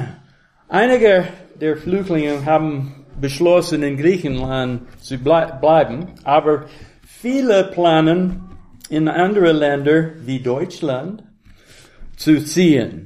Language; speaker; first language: German; non-native, learner; English